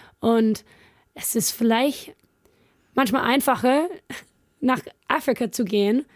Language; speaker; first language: German; non-native, learner; English